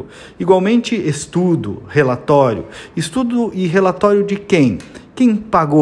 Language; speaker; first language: Portuguese; native; Portuguese